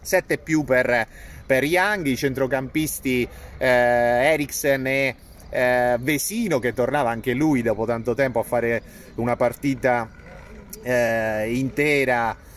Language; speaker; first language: Italian; native; Italian